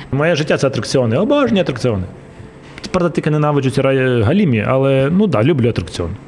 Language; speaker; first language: Ukrainian; non-native, local second language; Russian